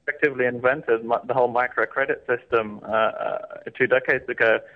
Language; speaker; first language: English; native; English